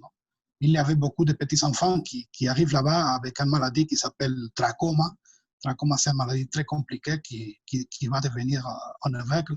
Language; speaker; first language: French; non-native, fluent; Spanish